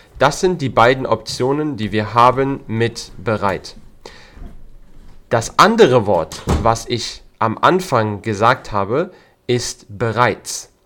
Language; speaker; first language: German; native; German